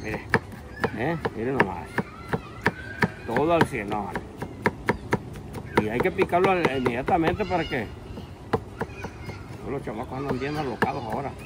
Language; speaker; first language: Spanish; native; Spanish